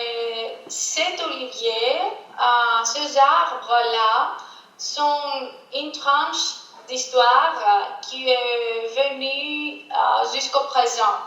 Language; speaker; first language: French; non-native, fluent; Greek